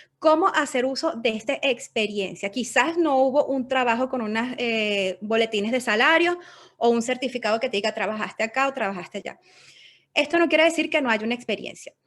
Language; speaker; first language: Spanish; native; Spanish